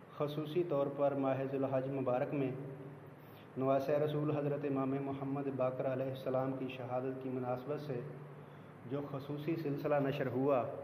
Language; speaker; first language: Urdu; non-native, local second language; Punjabi